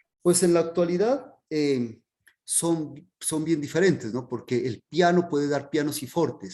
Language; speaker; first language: Spanish; native; Spanish